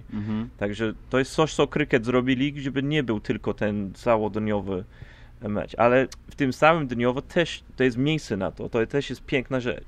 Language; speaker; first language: Polish; non-native, fluent; English